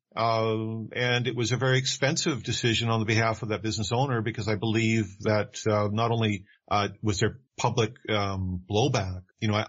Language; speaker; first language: English; native; English